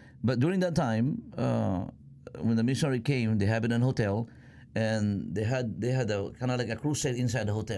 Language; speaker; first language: English; non-native, local second language; Filipino